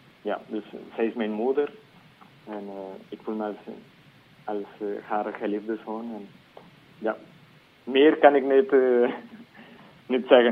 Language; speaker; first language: Dutch; non-native, fluent; Spanish